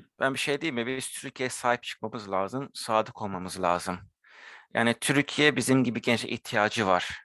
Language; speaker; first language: Turkish; early bilingual, heritage; Turkish